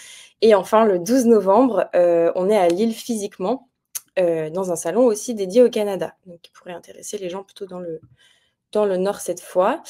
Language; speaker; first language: French; native; French